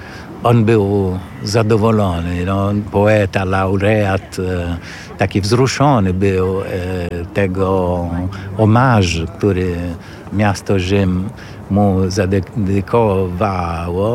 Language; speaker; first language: Polish; non-native, fluent; Italian